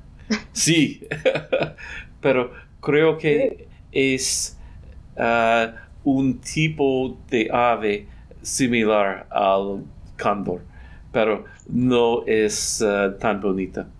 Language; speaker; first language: Spanish; non-native, learner; English